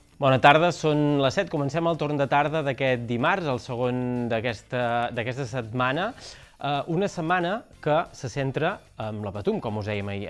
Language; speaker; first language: Catalan; native; Catalan